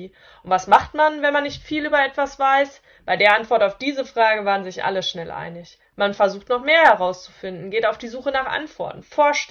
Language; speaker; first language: German; native; German